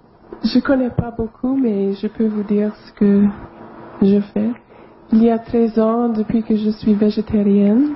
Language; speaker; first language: French; non-native, local second language; English